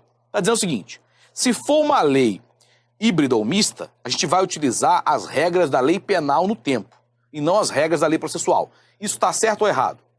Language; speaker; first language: Portuguese; native; Portuguese